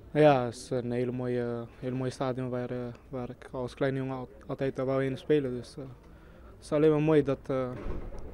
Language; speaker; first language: Dutch; native; Dutch